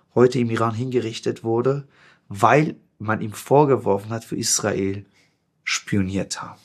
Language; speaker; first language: German; non-native, fluent; Persian